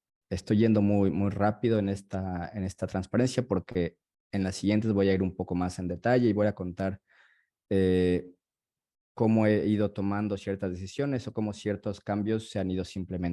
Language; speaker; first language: Spanish; native; Spanish